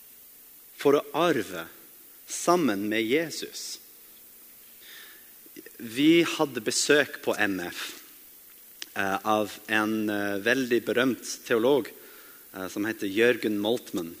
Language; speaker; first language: Norwegian; non-native, fluent; English